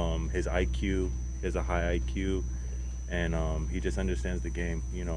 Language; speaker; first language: English; native; English